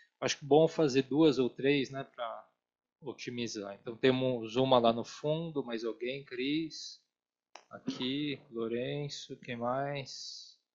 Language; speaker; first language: Portuguese; native; Portuguese